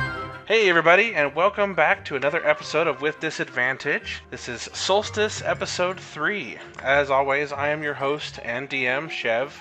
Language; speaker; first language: English; native; English